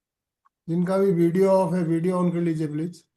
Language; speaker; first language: Hindi; native; Hindi